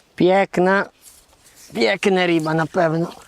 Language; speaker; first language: Polish; non-native, learner; Italian